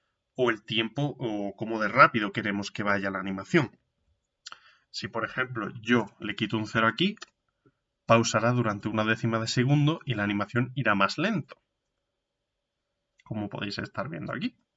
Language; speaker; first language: Spanish; native; Spanish